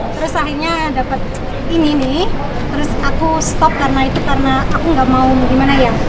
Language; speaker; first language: Indonesian; native; Indonesian